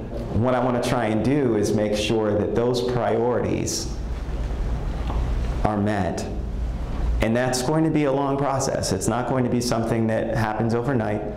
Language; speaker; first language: English; native; English